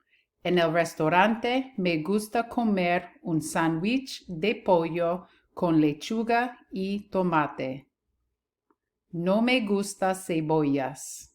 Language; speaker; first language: Spanish; non-native, fluent; English